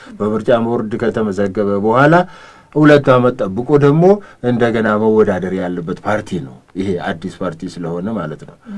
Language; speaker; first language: Amharic; non-native, local second language; Oromo